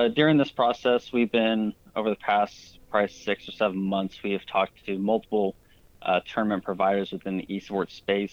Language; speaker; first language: English; native; English